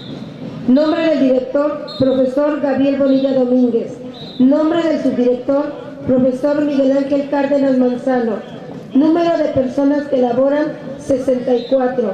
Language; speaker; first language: Spanish; native; Spanish